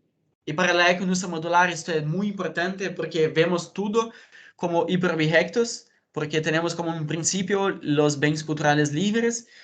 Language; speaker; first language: Spanish; non-native, fluent; Portuguese